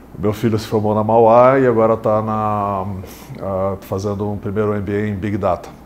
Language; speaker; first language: Portuguese; early bilingual, other home language; English